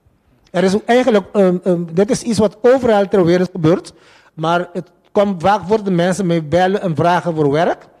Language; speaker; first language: Dutch; non-native, local second language; Papiamento